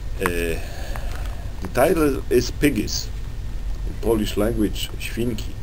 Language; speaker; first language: English; non-native, learner; Polish